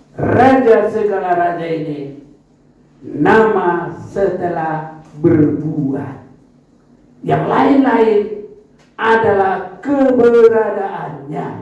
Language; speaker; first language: Indonesian; non-native, local second language; Batak Toba